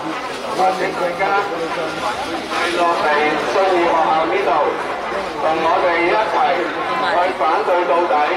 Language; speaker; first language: Chinese; native; Chinese